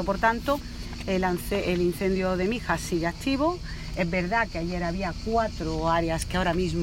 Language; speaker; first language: Spanish; native; Spanish